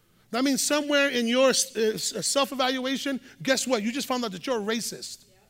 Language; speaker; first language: English; early bilingual, other home language; Spanish